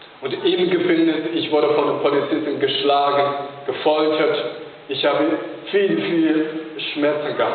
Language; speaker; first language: German; non-native, fluent; Chinese